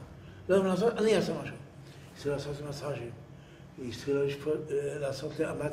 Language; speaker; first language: Hebrew; early bilingual, other home language; Yiddish